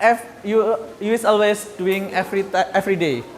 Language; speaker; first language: English; non-native, learner; Indonesian